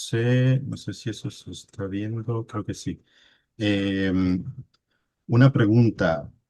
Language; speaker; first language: Spanish; native; Spanish